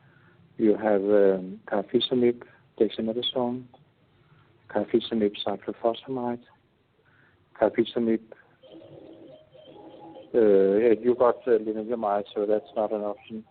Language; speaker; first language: English; non-native, fluent; Danish